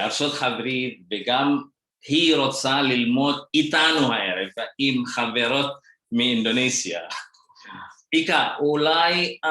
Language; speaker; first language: Hebrew; non-native, fluent; Indonesian